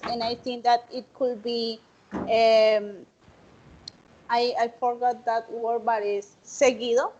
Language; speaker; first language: English; non-native, learner; Spanish